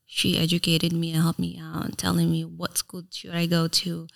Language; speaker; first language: English; early bilingual, other home language; Filipino